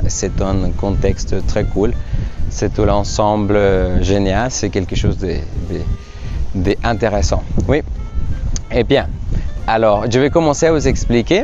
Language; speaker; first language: French; non-native, fluent; Spanish